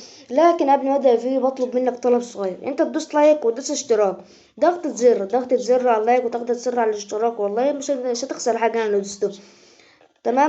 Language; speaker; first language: Arabic; native; Arabic